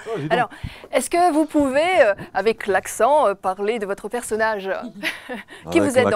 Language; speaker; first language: French; native; French